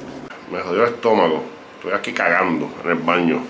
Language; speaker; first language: Spanish; native; Spanish